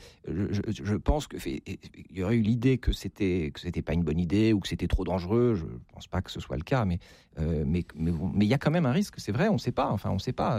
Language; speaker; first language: French; native; French